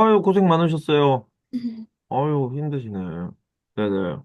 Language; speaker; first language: Korean; native; Korean